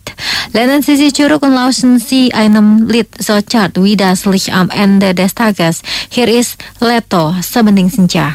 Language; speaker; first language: German; non-native, fluent; Indonesian